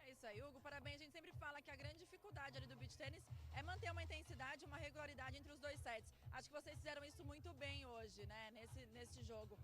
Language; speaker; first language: Portuguese; native; Portuguese